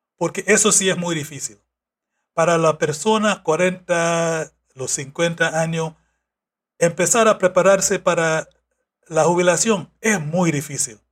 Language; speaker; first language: Spanish; non-native, fluent; English